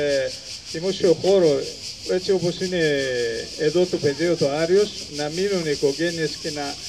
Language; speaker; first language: Greek; non-native, fluent; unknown